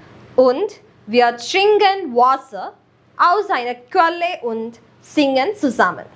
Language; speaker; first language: German; non-native, fluent; Malayalam